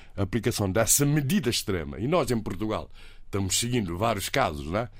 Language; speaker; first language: Portuguese; native; Portuguese